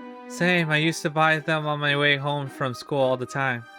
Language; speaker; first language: English; native; English